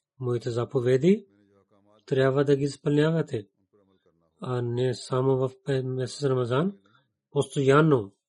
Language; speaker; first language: Bulgarian; non-native, learner; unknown